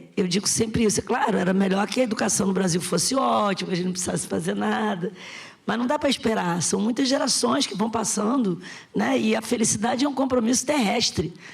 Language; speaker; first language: Portuguese; native; Portuguese